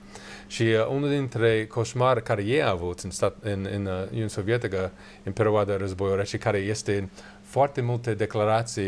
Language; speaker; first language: Romanian; non-native, learner; English